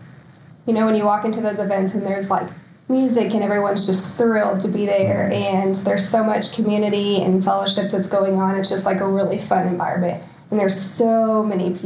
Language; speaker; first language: English; native; English